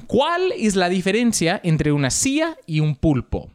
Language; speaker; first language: Spanish; early bilingual, heritage; Spanish